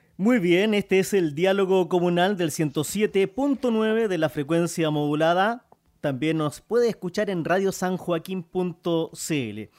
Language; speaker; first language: Spanish; native; Spanish